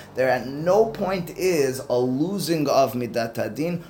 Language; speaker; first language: English; native; English